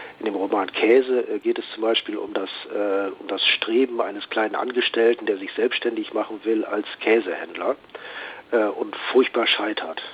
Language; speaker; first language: German; native; German